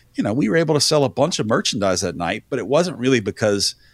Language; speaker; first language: English; native; English